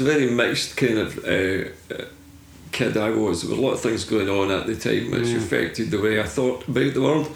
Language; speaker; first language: English; native; English